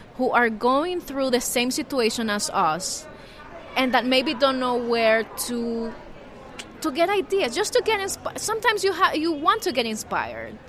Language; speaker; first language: English; non-native, fluent; Spanish